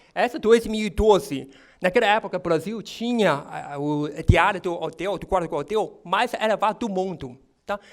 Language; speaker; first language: Portuguese; non-native, fluent; Chinese